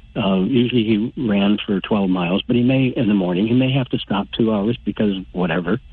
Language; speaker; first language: English; native; English